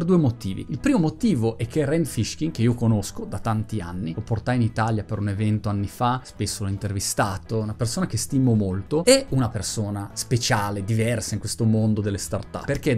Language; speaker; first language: Italian; native; Italian